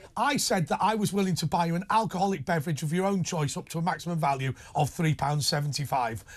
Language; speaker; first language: English; native; English